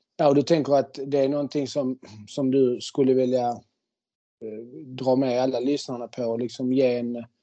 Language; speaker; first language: Swedish; native; Swedish